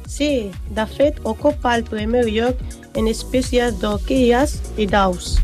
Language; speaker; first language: Catalan; non-native, learner; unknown